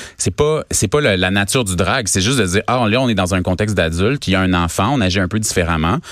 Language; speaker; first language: French; native; French